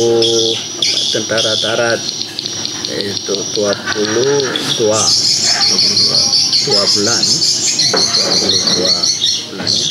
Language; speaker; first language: Indonesian; non-native, learner; Korean